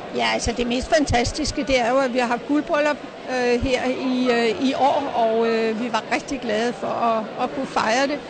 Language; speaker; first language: Danish; native; Danish